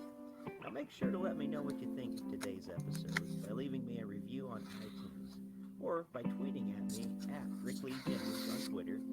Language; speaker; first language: English; native; English